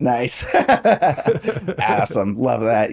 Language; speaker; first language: English; native; English